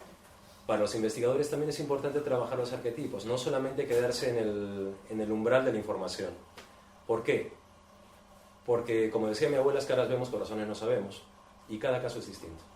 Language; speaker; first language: Spanish; native; Spanish